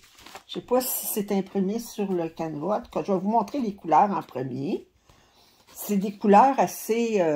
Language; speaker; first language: French; native; French